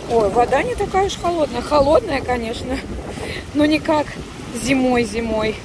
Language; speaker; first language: Russian; native; Russian